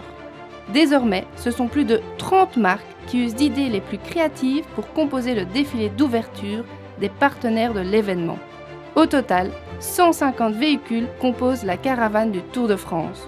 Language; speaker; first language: French; native; French